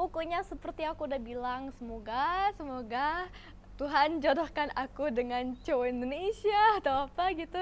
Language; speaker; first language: Indonesian; non-native, fluent; German